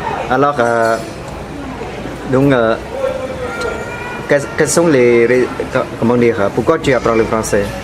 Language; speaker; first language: French; non-native, fluent; Khmer